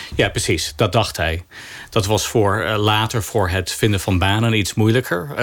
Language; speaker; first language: Dutch; non-native, fluent; English